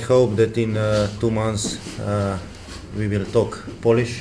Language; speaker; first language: English; non-native, fluent; Slovenian